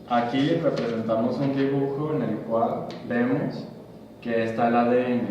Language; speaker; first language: Spanish; native; Spanish